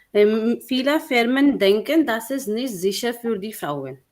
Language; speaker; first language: German; non-native, learner; Hindi